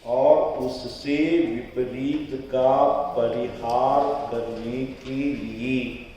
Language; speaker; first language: Hindi; non-native, local second language; Marathi